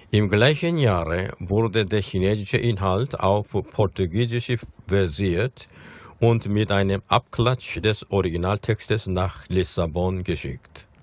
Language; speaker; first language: German; non-native, fluent; Korean